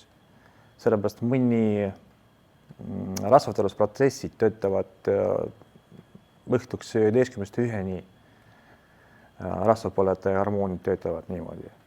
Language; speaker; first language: Estonian; non-native, local second language; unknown